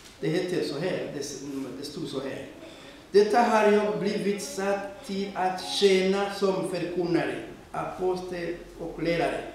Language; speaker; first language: Swedish; non-native, fluent; Rundi